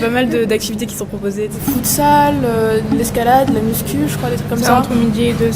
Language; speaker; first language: French; native; French